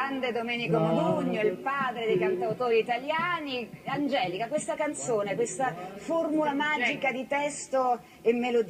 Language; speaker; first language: Italian; native; Italian